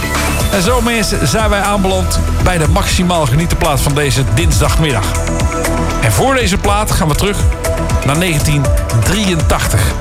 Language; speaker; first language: Dutch; native; Dutch